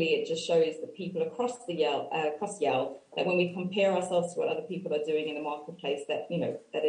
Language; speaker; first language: English; native; English